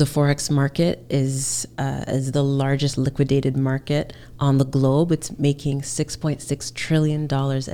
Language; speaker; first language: English; native; English